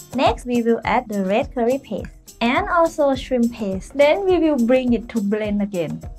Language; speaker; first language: English; non-native, fluent; Thai